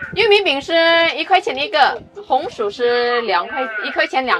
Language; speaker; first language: Chinese; non-native, local second language; Indonesian